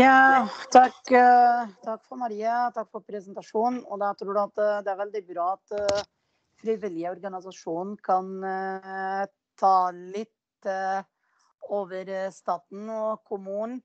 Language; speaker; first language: Norwegian; non-native, fluent; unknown